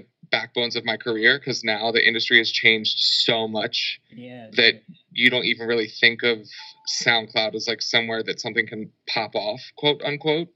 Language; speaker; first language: English; native; English